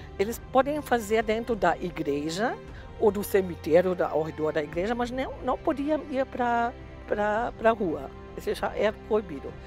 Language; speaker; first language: Portuguese; non-native, fluent; German